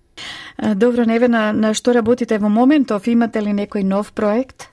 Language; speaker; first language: Macedonian; native; Macedonian